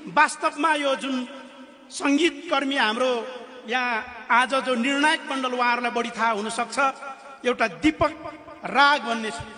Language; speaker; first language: Nepali; non-native, local second language; Eastern Tamang